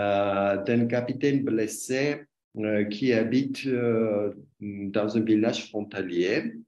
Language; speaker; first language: French; non-native, learner; Armenian